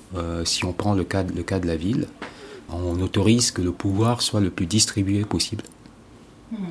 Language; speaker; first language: French; non-native, local second language; Ewe